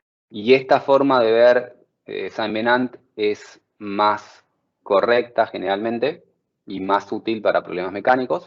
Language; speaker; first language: Spanish; native; Spanish